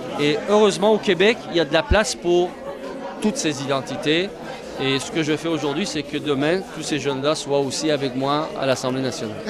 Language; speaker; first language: French; non-native, fluent; Persian